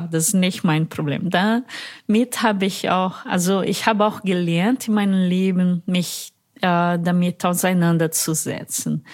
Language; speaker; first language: German; non-native, fluent; Portuguese